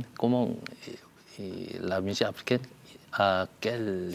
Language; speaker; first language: French; non-native, learner; Korean